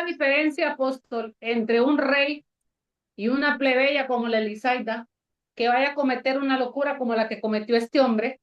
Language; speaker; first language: Spanish; native; Spanish